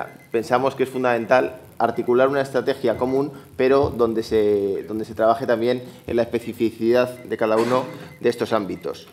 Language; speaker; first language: Spanish; native; Spanish